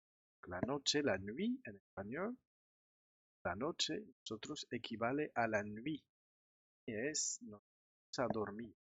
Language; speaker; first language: Spanish; non-native, fluent; French